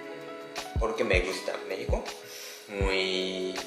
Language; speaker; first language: Spanish; non-native, learner; Japanese